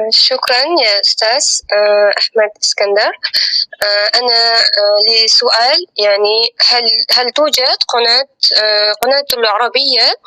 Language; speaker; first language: Arabic; non-native, learner; Uzbek